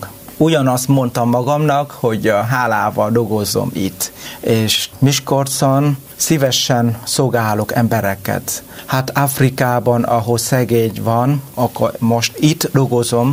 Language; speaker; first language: Hungarian; non-native, learner; Vietnamese